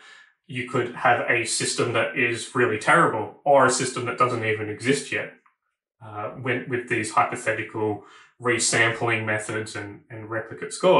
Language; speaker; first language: English; native; English